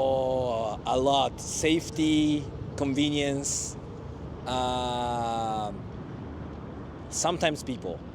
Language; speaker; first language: English; non-native, fluent; Japanese